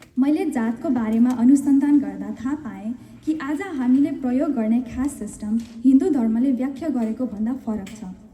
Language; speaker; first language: Nepali; early bilingual, heritage; Nepali